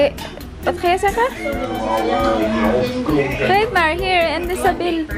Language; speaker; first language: Dutch; non-native, learner; Cebuano